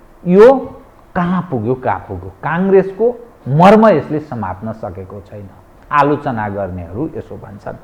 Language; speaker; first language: Nepali; native; Nepali